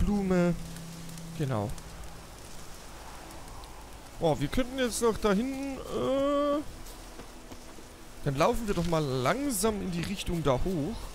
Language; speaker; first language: German; native; German